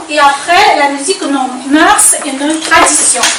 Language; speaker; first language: French; non-native, fluent; Ukrainian